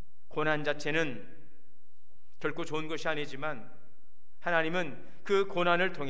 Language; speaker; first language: Korean; native; Korean